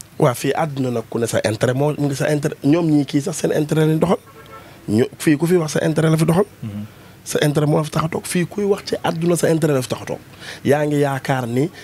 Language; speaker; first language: Wolof; native; Wolof